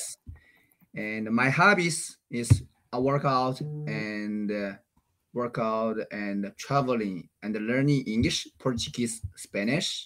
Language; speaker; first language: English; non-native, learner; Chinese